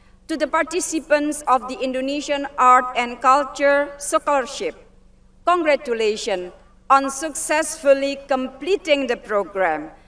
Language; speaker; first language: English; non-native, fluent; Indonesian